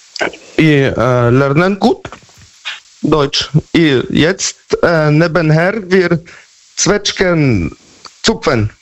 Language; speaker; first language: German; non-native, learner; Polish